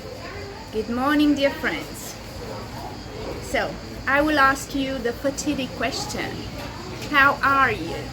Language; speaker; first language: English; non-native, fluent; Italian